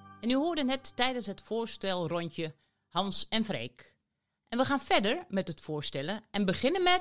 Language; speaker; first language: Dutch; native; Dutch